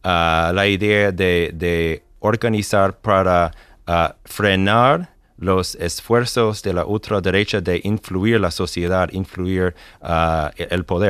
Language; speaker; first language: Spanish; non-native, fluent; English